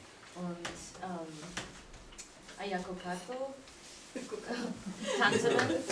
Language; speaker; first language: German; non-native, learner; English